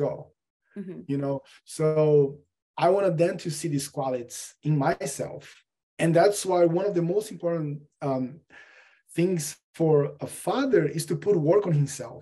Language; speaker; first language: English; non-native, fluent; Portuguese